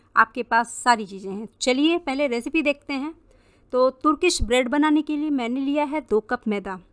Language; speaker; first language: Hindi; native; Hindi